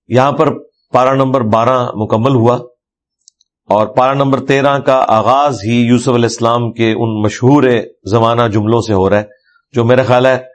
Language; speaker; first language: Urdu; non-native, local second language; Punjabi